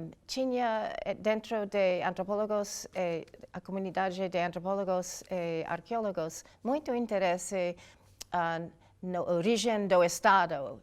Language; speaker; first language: Portuguese; non-native, fluent; English